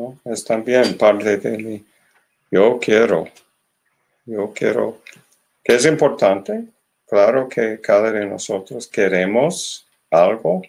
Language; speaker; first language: Spanish; non-native, learner; English